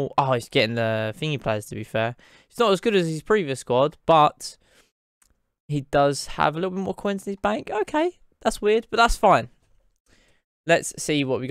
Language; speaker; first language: English; native; English